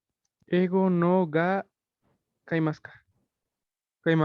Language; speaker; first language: Japanese; non-native, learner; Spanish